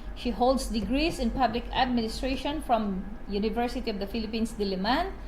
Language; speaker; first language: English; non-native, local second language; Maguindanaon